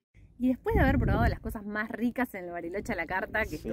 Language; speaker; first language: Spanish; native; Spanish